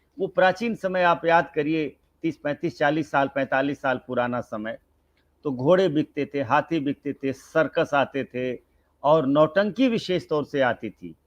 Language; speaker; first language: Hindi; non-native, local second language; Bhojpuri